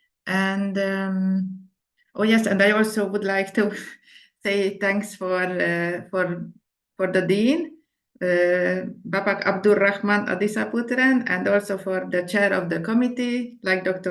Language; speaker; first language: English; non-native, fluent; Indonesian